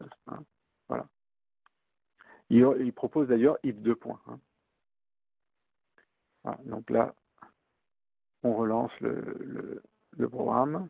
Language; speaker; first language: French; native; French